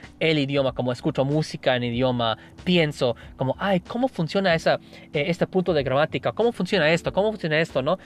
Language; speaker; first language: Spanish; non-native, fluent; English